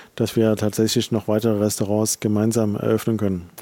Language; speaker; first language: German; native; German